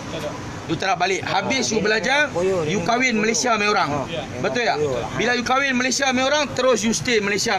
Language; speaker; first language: Malay; native; Malay